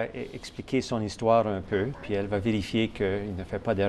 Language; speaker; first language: French; native; French